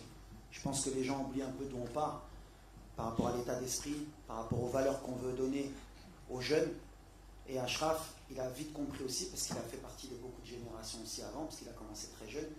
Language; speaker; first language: French; native; French